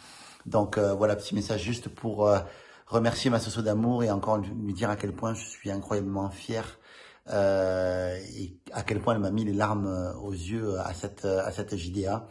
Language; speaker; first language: French; native; French